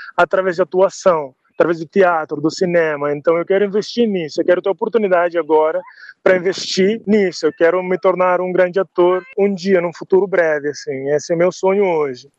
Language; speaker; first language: Portuguese; non-native, local second language; Upper Guinea Crioulo